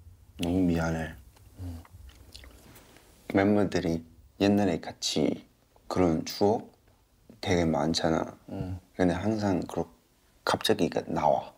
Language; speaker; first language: Korean; non-native, fluent; Cantonese